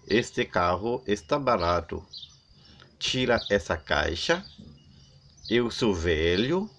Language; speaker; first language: Portuguese; non-native, learner; Haitian Creole